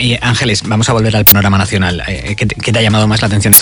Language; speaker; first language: Spanish; native; Spanish